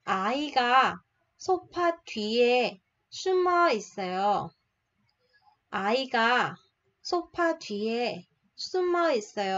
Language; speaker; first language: Korean; non-native, fluent; Vietnamese